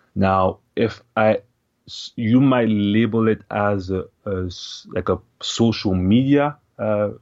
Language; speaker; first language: English; non-native, local second language; French